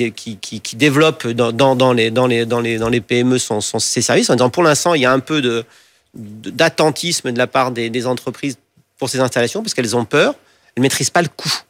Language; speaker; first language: French; native; French